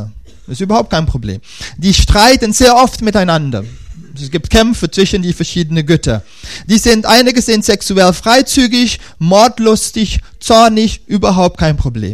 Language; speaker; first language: German; non-native, fluent; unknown